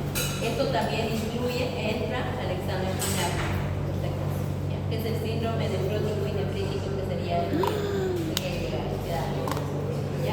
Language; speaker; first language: Spanish; native; Spanish